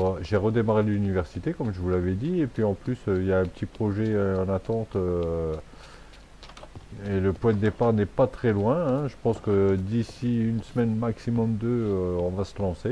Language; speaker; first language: French; native; French